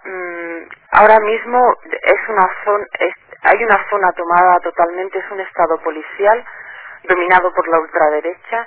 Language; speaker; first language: Spanish; native; Spanish